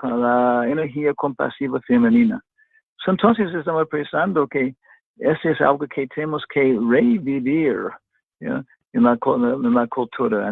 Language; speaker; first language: Spanish; non-native, fluent; English